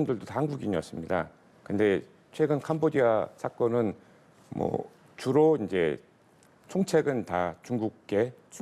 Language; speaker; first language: Korean; native; Korean